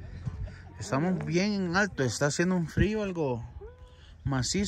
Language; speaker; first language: Spanish; native; Spanish